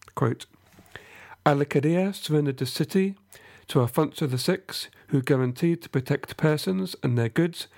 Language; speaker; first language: English; native; English